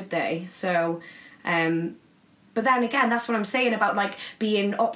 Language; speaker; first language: English; native; English